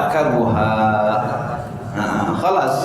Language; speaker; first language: Arabic; non-native, fluent; Indonesian